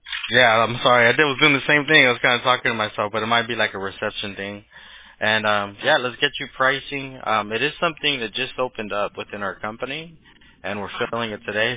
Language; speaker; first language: English; early bilingual, other home language; Spanish